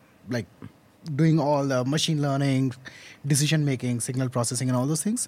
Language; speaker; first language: English; non-native, local second language; Hindi